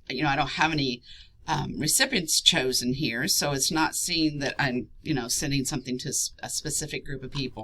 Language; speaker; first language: English; native; English